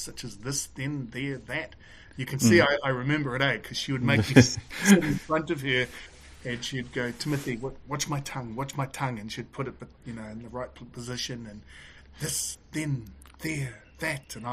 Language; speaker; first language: English; native; English